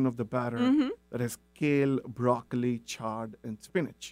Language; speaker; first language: English; non-native, local second language; Telugu